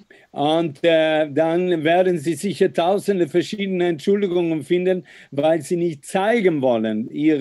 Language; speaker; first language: German; non-native, fluent; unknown